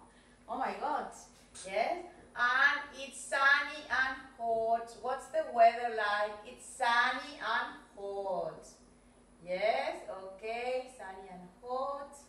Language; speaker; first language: English; non-native, fluent; Spanish